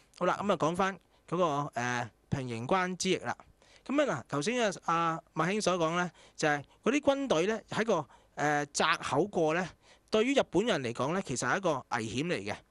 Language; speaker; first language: Cantonese; native; Cantonese